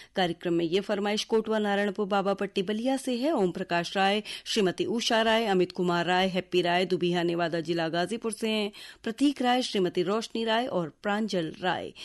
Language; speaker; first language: Hindi; native; Hindi